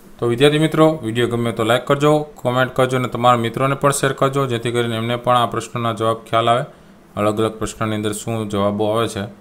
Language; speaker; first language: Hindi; non-native, local second language; Gujarati